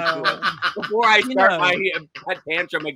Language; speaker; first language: English; native; English